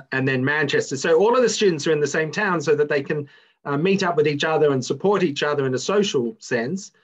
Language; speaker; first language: English; native; English